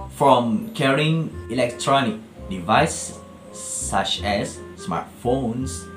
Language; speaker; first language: English; non-native, local second language; Malay